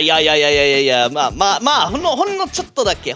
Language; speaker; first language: Japanese; non-native, learner; English